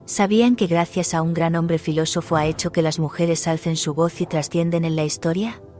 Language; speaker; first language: Spanish; native; Spanish